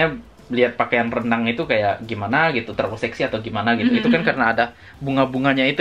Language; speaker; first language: Indonesian; native; Indonesian